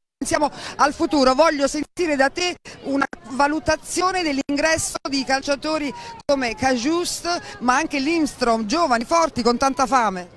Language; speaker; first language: Italian; native; Italian